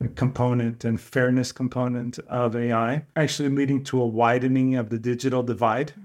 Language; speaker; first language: English; non-native, fluent; Portuguese